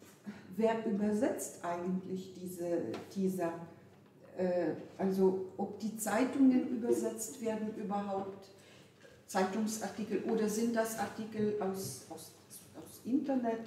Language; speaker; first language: German; non-native, fluent; Ukrainian